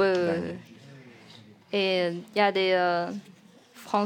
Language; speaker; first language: French; non-native, learner; Chinese